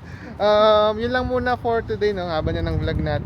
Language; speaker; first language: Filipino; native; Filipino